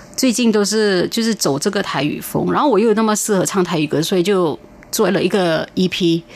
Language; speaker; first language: Chinese; native; Chinese